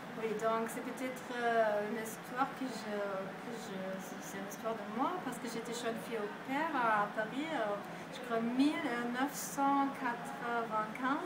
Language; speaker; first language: French; non-native, fluent; German